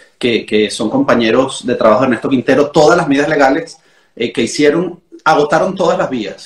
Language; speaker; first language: Spanish; native; Spanish